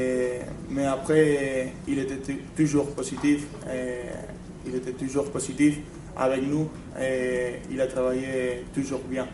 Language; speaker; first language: French; non-native, fluent; Spanish